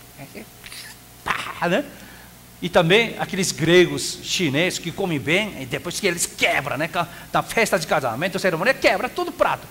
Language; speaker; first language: Portuguese; non-native, fluent; Korean